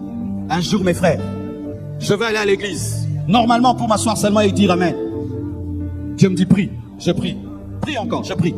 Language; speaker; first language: French; non-native, local second language; Lingala